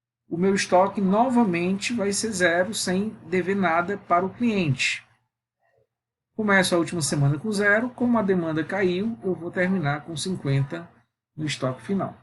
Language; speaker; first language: Portuguese; native; Portuguese